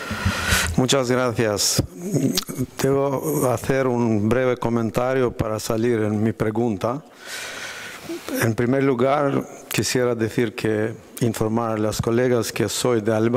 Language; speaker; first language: Spanish; non-native, fluent; Albanian